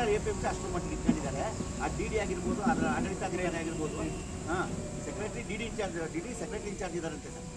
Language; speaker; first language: Kannada; native; Kannada